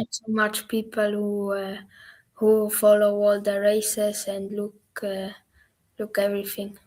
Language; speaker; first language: English; non-native, learner; German